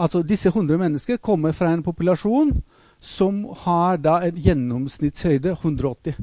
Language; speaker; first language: Norwegian; non-native, fluent; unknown